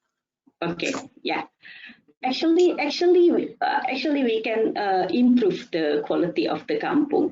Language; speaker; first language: English; non-native, fluent; Indonesian